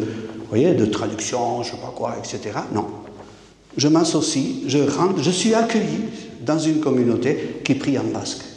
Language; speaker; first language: French; native; French